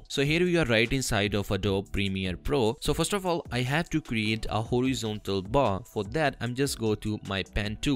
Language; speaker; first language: English; non-native, fluent; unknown